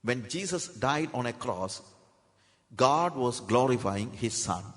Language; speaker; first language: English; non-native, local second language; Malayalam